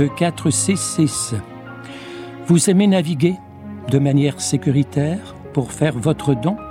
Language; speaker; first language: French; native; French